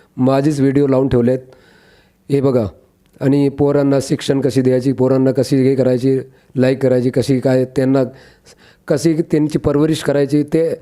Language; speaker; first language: Marathi; non-native, local second language; Urdu